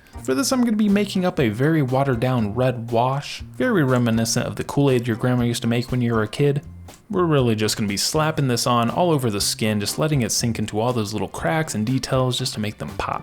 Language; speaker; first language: English; native; English